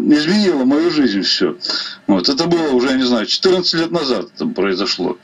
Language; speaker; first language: Russian; native; Russian